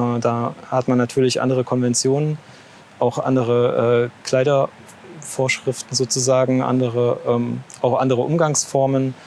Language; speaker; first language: German; native; German